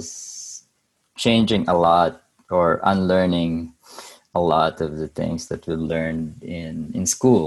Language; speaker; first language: English; non-native, local second language; Bikol